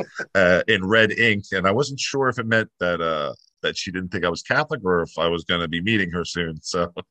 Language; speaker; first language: English; native; English